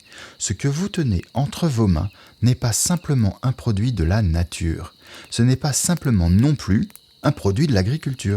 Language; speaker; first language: French; native; French